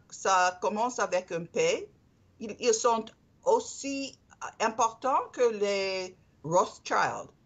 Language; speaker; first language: French; non-native, learner; English